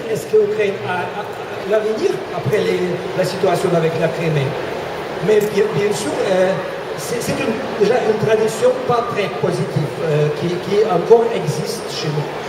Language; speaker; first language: French; non-native, fluent; Russian